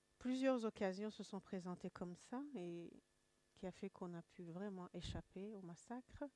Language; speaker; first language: French; non-native, local second language; Kinyarwanda